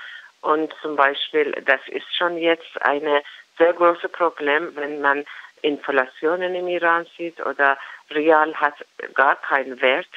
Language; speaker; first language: German; non-native, learner; Persian